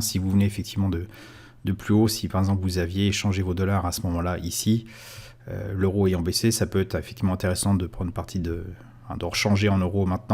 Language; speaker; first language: French; native; French